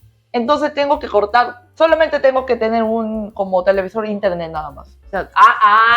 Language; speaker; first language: Spanish; non-native, learner; Korean